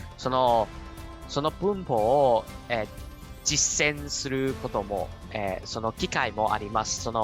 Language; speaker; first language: Japanese; non-native, learner; Cantonese